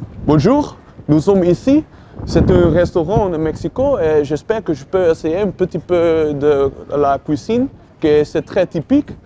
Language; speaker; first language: French; non-native, learner; Dutch